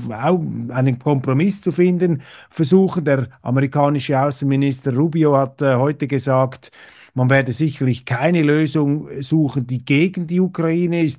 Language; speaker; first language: German; native; German